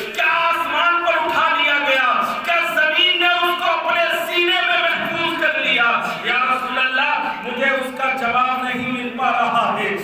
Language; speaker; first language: Urdu; native; Urdu